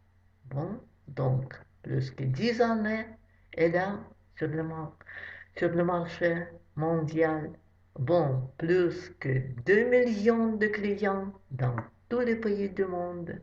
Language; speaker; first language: French; non-native, fluent; Russian